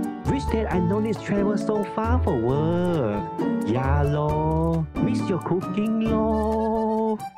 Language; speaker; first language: English; non-native, local second language; Chinese